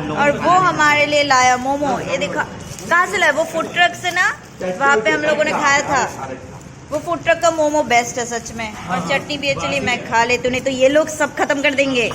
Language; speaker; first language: Hindi; non-native, local second language; Bangla